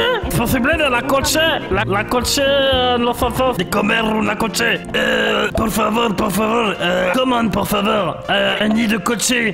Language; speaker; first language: Spanish; non-native, learner; French